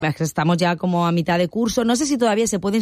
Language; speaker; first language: Spanish; native; Spanish